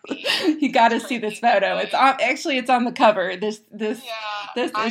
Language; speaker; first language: English; native; English